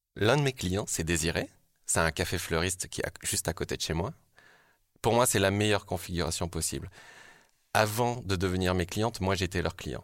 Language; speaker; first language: French; early bilingual, other home language; Korean